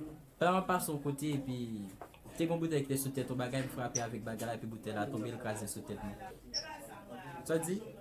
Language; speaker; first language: French; non-native, learner; Haitian Creole